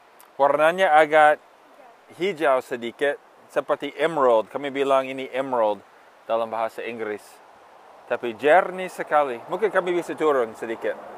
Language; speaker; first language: Indonesian; non-native, fluent; English